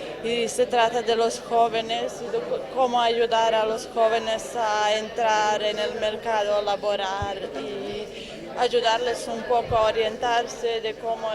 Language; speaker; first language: Spanish; non-native, fluent; Serbian